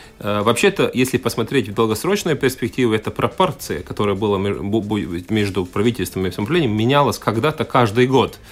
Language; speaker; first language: Russian; non-native, local second language; Latvian